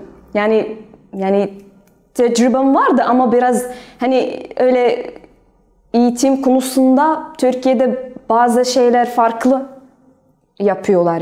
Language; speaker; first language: Turkish; non-native, learner; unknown